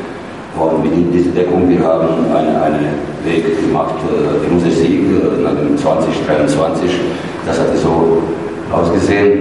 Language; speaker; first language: German; non-native, learner; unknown